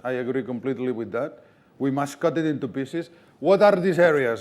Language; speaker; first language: English; non-native, fluent; Catalan